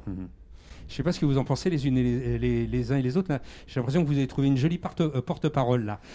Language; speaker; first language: French; native; French